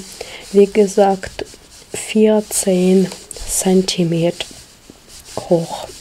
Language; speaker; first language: German; non-native, learner; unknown